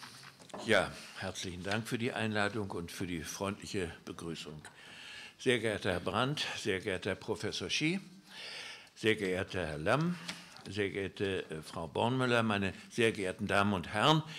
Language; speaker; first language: German; native; German